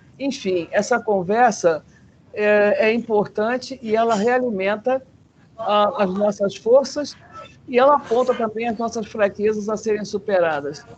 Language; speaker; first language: Portuguese; native; Portuguese